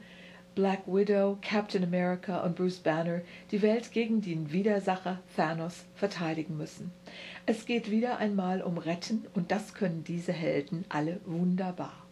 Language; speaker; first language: German; native; German